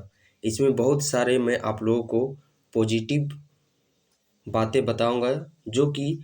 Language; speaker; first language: Hindi; native; Hindi